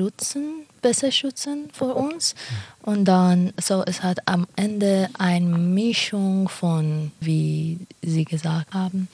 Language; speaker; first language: German; non-native, fluent; Persian